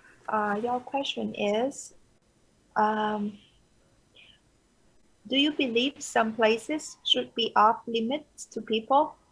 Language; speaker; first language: English; non-native, fluent; Vietnamese